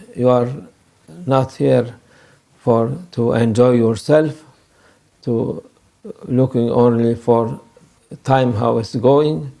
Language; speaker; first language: English; non-native, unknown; Turkish